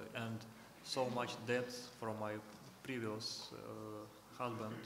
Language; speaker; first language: English; non-native, learner; Russian